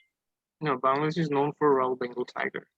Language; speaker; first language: English; non-native, fluent; Bangla